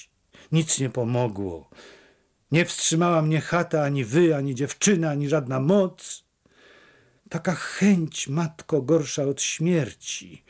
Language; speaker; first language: Polish; native; Polish